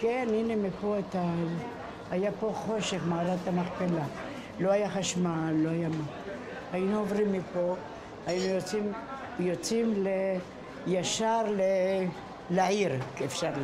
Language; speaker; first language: Hebrew; non-native, fluent; Spanish